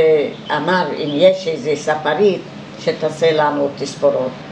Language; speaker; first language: Hebrew; non-native, fluent; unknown